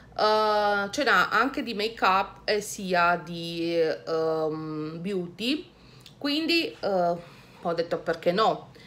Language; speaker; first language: Italian; non-native, fluent; Romanian